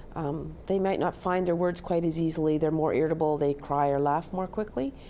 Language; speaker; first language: English; native; English